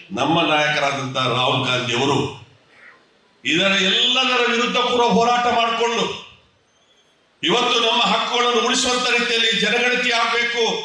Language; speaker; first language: Kannada; native; Kannada